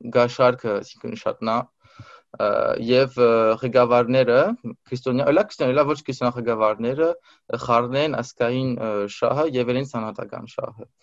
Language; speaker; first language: Armenian; early bilingual, heritage; Armenian